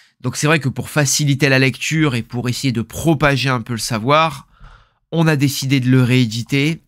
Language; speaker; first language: French; native; French